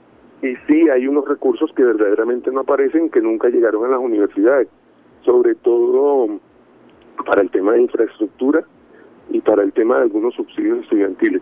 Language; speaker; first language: Spanish; native; Spanish